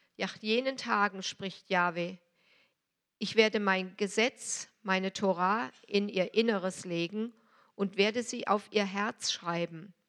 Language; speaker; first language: German; native; German